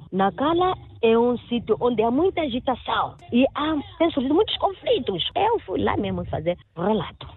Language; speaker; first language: Portuguese; non-native, local second language; Makhuwa